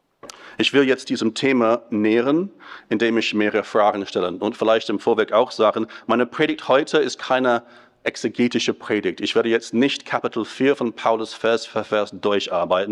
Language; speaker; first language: German; non-native, fluent; English